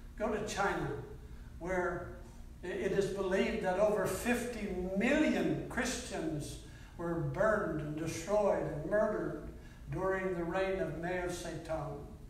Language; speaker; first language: English; native; English